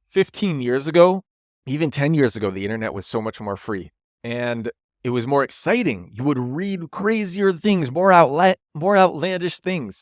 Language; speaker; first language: English; native; English